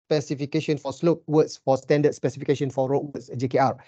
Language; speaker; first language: English; non-native, local second language; Malay